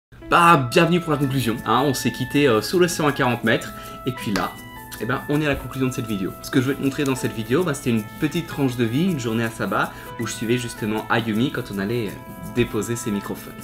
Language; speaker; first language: French; native; French